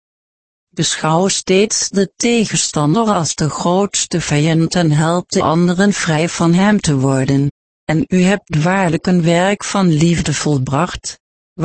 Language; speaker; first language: Dutch; native; Dutch